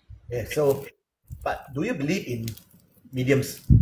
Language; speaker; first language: English; non-native, local second language; Chinese